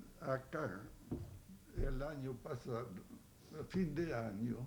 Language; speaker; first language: Spanish; non-native, fluent; Yiddish